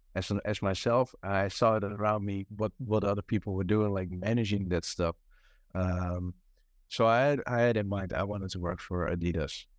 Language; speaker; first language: English; non-native, fluent; Dutch